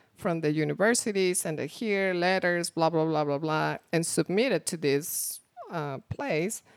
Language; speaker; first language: English; non-native, fluent; Spanish